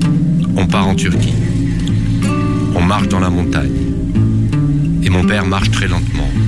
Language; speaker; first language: French; non-native, learner; Arabic